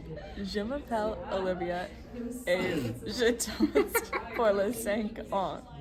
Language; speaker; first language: French; non-native, learner; English